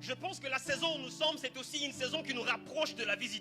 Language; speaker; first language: French; native; French